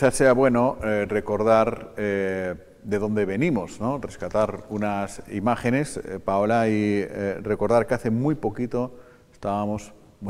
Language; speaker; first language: Spanish; native; Spanish